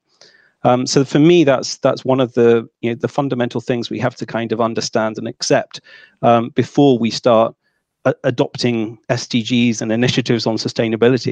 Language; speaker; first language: English; native; English